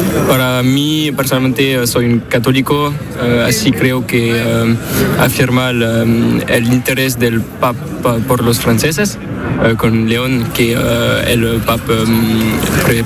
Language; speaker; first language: Spanish; non-native, learner; French